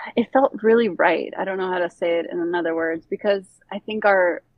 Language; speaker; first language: English; early bilingual, other home language; Bosnian